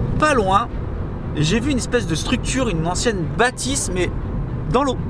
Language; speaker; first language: French; native; French